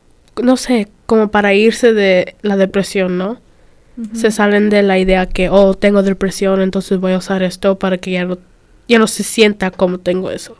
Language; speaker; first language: Spanish; early bilingual, other home language; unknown